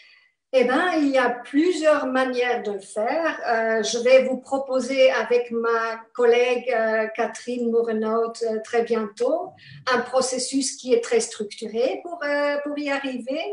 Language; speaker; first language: French; non-native, fluent; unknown